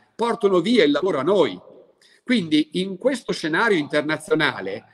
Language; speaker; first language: Italian; native; Italian